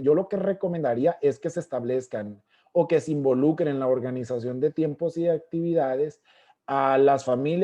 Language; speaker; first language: Spanish; native; Spanish